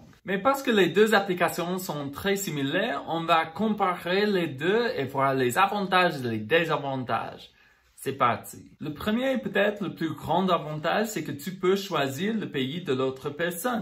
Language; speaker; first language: French; non-native, fluent; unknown